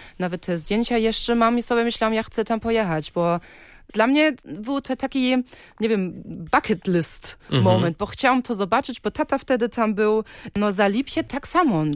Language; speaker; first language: Polish; early bilingual, heritage; Polish